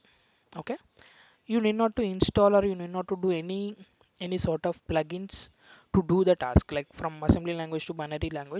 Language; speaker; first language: English; non-native, local second language; Telugu